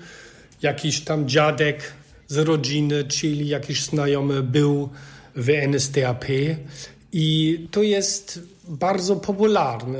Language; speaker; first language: Polish; non-native, fluent; German